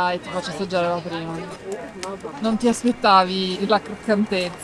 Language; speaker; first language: Italian; native; Italian